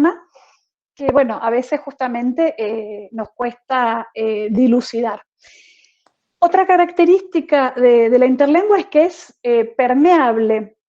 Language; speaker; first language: Spanish; native; Spanish